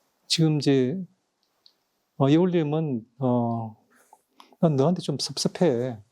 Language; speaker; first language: Korean; native; Korean